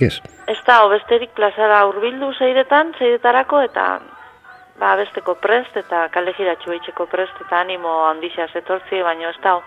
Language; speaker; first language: Basque; native; Basque